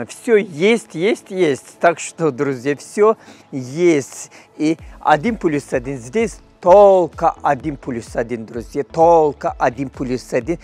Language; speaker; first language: Russian; non-native, fluent; Turkish